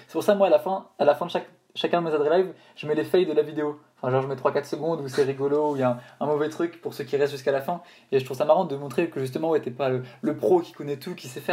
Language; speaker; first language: French; native; French